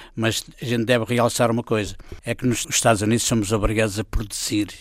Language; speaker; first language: Portuguese; native; Portuguese